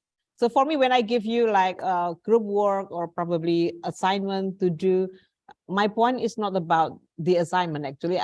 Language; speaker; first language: English; non-native, fluent; Indonesian